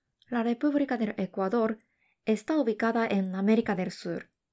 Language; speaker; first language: Spanish; non-native, fluent; Japanese